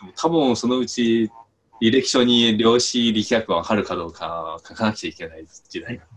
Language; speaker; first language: Japanese; non-native, fluent; Chinese